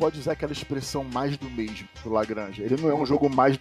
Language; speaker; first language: Portuguese; native; Portuguese